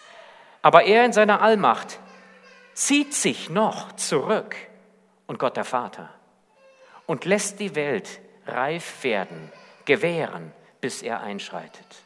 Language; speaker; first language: German; native; German